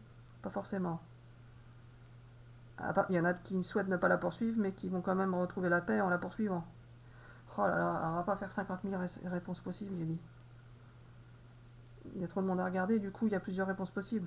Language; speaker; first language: French; native; French